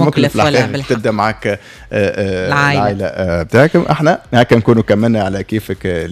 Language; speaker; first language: Arabic; native; Arabic